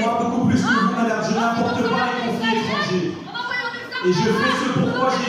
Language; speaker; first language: French; native; French